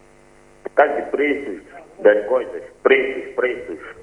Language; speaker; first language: Portuguese; non-native, local second language; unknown